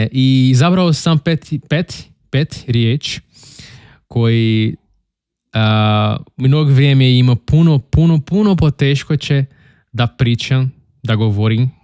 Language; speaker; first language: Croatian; non-native, learner; Portuguese